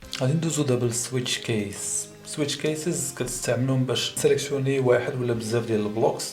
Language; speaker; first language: Arabic; native; Arabic